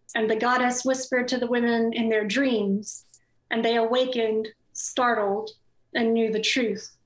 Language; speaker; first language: English; native; English